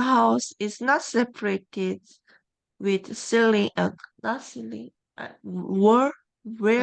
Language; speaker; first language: English; non-native, learner; Korean